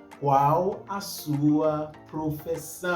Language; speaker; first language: Portuguese; non-native, fluent; English